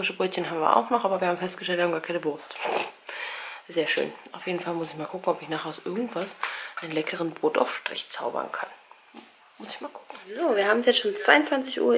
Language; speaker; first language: German; native; German